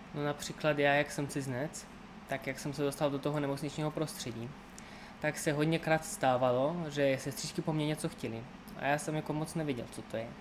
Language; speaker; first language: Czech; non-native, fluent; Romanian